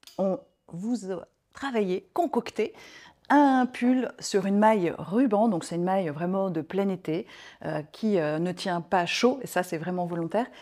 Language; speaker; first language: French; native; French